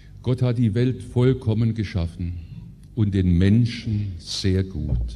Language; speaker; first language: German; native; German